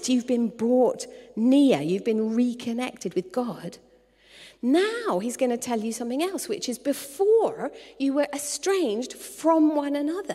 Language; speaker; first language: English; native; English